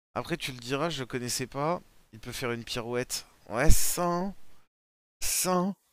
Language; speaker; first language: French; native; French